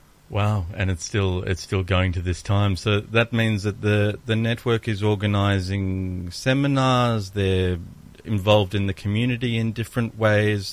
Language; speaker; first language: English; early bilingual, other home language; Greek